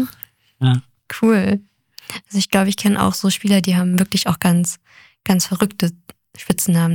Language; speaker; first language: German; native; German